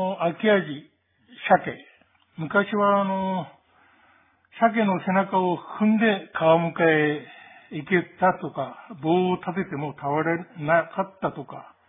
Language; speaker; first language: Japanese; native; Japanese